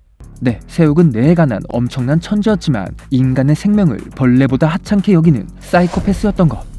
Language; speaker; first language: Korean; native; Korean